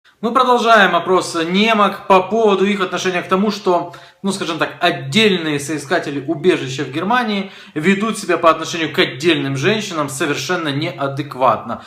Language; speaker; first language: Russian; native; Russian